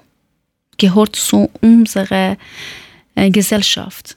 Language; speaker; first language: German; non-native, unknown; Persian